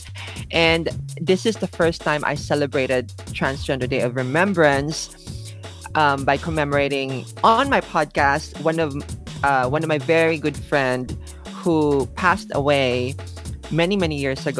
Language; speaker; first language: English; non-native, local second language; Filipino